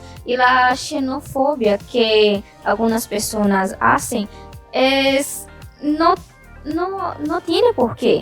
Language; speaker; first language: Spanish; non-native, learner; Portuguese